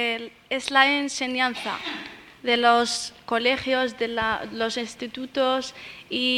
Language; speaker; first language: Spanish; non-native, fluent; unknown